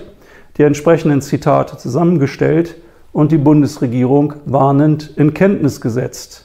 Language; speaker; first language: German; native; German